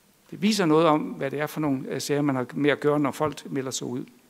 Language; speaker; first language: Danish; native; Danish